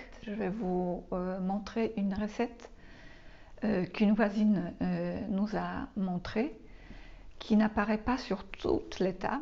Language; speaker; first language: French; non-native, fluent; Polish